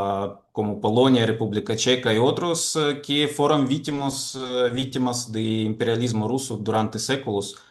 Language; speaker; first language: Portuguese; non-native, fluent; Ukrainian